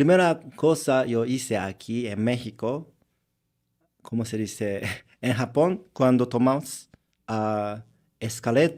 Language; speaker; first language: Spanish; non-native, learner; Japanese